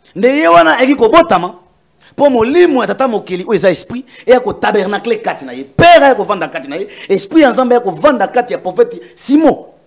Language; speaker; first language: Lingala; non-native, local second language; Kongo